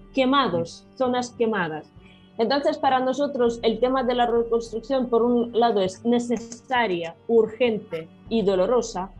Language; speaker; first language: Spanish; non-native, fluent; Ukrainian